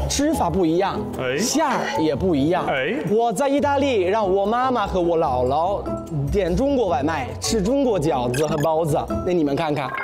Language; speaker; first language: Chinese; non-native, fluent; Italian